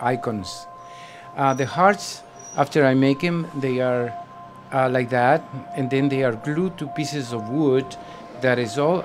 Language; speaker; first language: English; non-native, fluent; Spanish